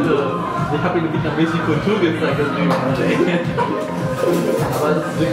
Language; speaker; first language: German; non-native, fluent; Vietnamese